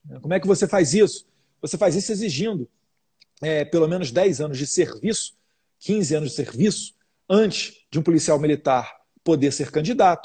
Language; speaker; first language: Portuguese; native; Portuguese